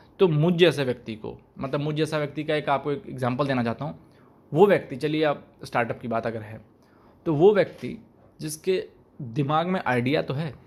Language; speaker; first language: Hindi; native; Hindi